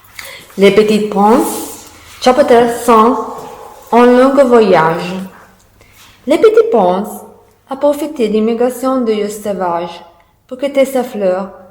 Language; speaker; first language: French; non-native, learner; Italian